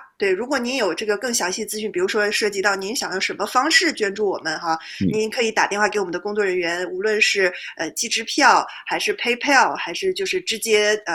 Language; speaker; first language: Chinese; native; Chinese